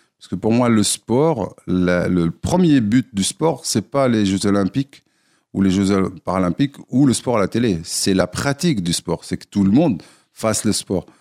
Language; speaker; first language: French; non-native, local second language; Arabic